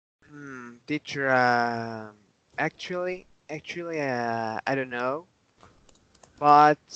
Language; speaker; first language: English; non-native, learner; Spanish